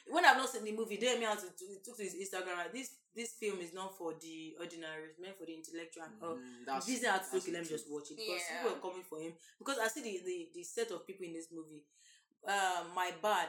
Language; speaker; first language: English; non-native, local second language; Igbo